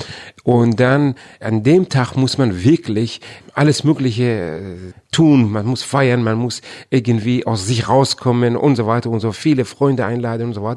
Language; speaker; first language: German; non-native, fluent; Persian